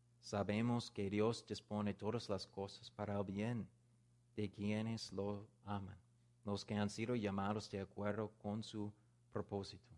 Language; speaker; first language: Spanish; non-native, learner; English